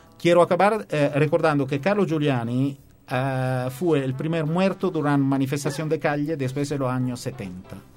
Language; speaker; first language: Spanish; non-native, fluent; Italian